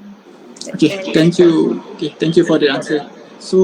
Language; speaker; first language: English; non-native, local second language; Malay